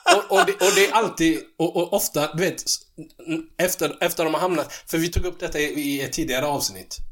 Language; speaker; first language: Swedish; early bilingual, other home language; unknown